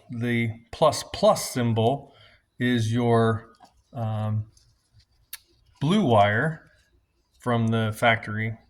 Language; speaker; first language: English; native; English